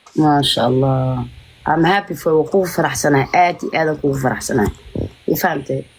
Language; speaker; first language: Somali; early bilingual, heritage; Somali